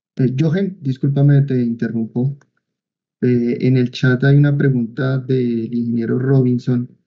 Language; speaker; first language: Spanish; native; Spanish